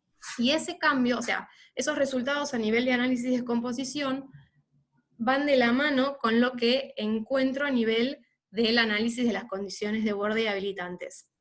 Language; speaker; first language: Spanish; native; Spanish